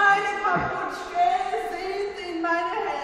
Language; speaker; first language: German; non-native, learner; Slovak